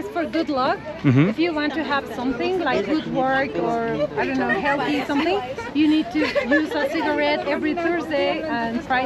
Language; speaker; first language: English; non-native, fluent; Spanish